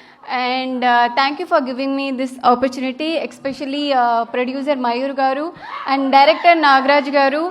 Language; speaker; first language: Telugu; non-native, learner; Tamil